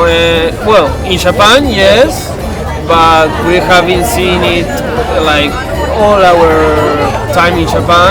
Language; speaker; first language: English; non-native, learner; Spanish